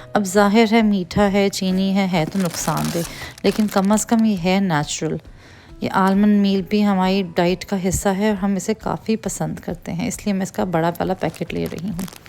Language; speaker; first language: Urdu; native; Urdu